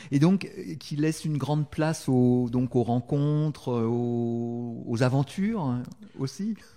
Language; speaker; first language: French; native; French